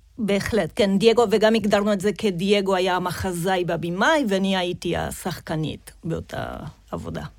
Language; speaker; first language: Hebrew; non-native, fluent; Spanish